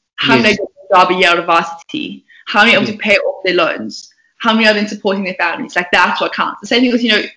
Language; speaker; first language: English; native; English